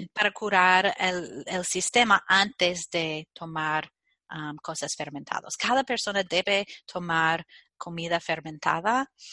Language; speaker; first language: Spanish; non-native, fluent; English